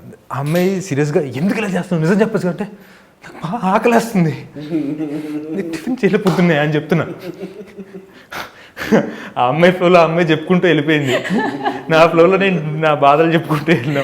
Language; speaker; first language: Telugu; native; Telugu